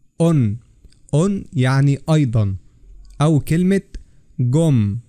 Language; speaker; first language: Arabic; native; Arabic